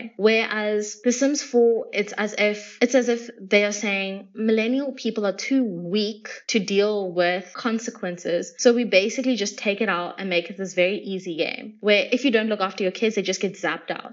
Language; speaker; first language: English; native; English